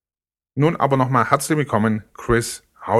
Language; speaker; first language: German; native; German